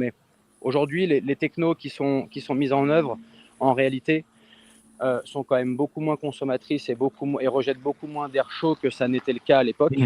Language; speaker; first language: French; native; French